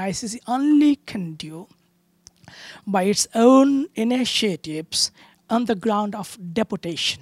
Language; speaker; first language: English; non-native, local second language; Bangla